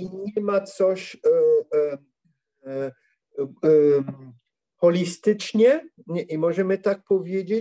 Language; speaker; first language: Polish; non-native, learner; French